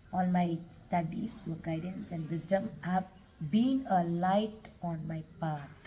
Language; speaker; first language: English; non-native, local second language; Kannada